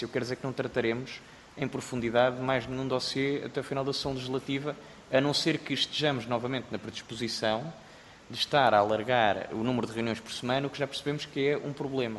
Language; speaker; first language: Portuguese; native; Portuguese